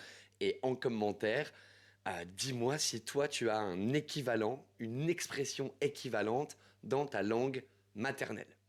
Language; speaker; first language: French; native; French